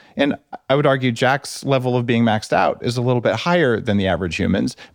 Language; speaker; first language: English; native; English